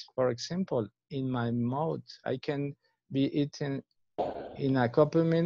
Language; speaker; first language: English; non-native, fluent; Spanish